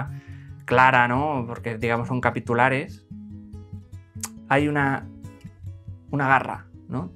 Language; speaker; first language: Spanish; native; Spanish